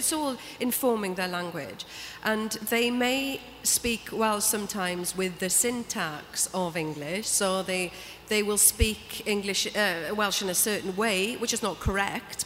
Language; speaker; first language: English; non-native, local second language; Welsh